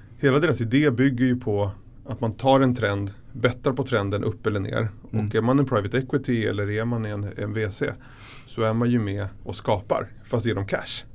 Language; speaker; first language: Swedish; early bilingual, other home language; Spanish